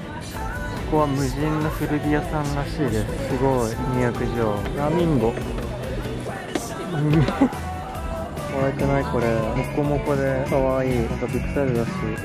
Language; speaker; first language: Japanese; native; Japanese